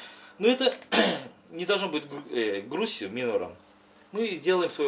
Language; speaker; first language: Russian; non-native, local second language; Kyrgyz